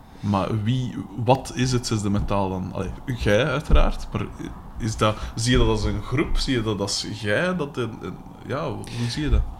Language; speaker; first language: Dutch; native; Dutch